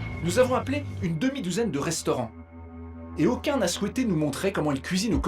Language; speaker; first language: French; native; French